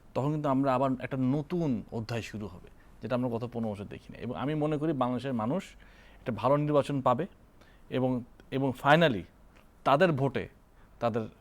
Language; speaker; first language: Bangla; native; Bangla